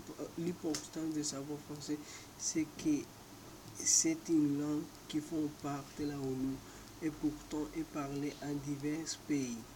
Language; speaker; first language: French; non-native, learner; Spanish